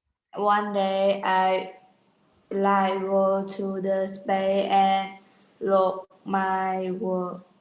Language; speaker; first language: English; non-native, learner; Vietnamese